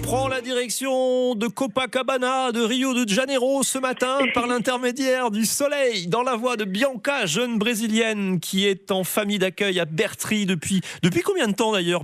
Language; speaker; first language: French; native; French